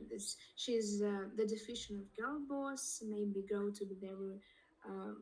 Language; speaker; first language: English; non-native, learner; Russian